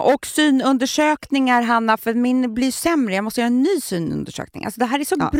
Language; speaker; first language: Swedish; native; Swedish